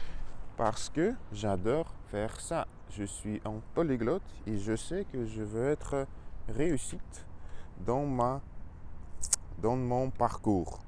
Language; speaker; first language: French; non-native, learner; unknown